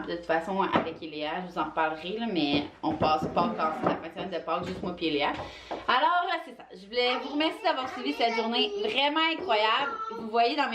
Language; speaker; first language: French; native; French